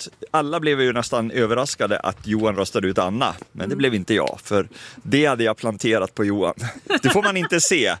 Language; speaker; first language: Swedish; native; Swedish